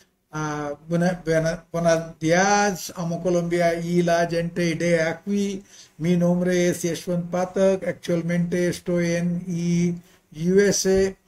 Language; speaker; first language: Spanish; non-native, learner; Hindi